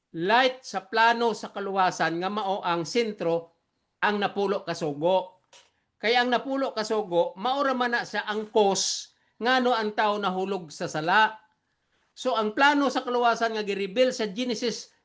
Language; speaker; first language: Cebuano; non-native, local second language; Hiligaynon